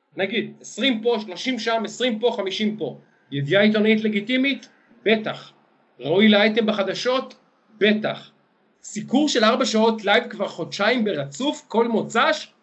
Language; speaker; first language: Hebrew; native; Hebrew